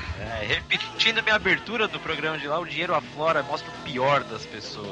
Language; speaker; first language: Portuguese; native; Portuguese